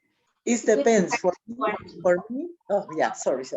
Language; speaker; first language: English; non-native, learner; Spanish